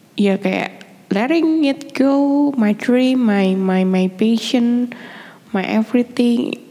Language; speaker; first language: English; non-native, learner; Indonesian